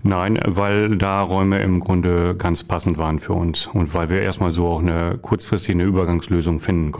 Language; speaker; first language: German; native; German